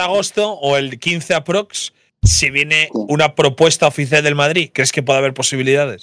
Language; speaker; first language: Spanish; native; Spanish